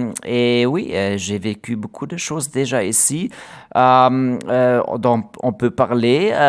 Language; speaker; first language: French; non-native, learner; German